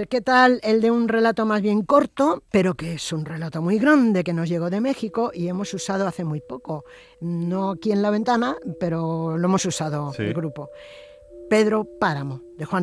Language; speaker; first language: Spanish; native; Spanish